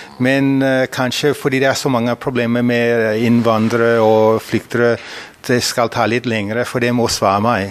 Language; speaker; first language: Norwegian; non-native, learner; English